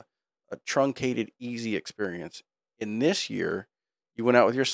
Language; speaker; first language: English; native; English